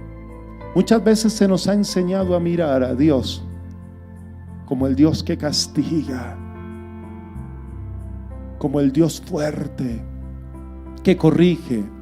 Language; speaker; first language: Spanish; native; Spanish